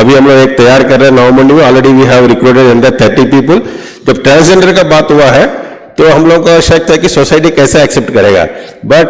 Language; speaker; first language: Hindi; non-native, local second language; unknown